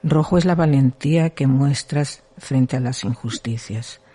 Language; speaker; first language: Spanish; non-native, local second language; Galician